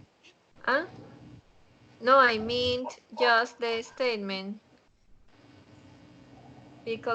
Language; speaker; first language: English; non-native, learner; Spanish